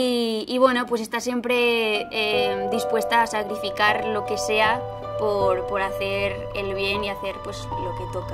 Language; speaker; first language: Spanish; native; Spanish